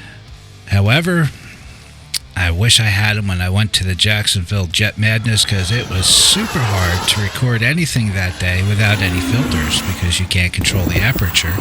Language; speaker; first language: English; native; English